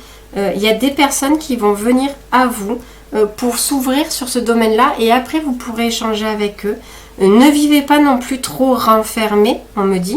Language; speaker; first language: French; native; French